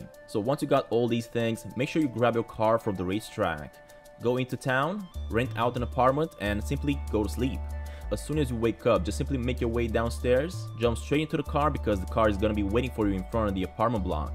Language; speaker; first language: English; non-native, fluent; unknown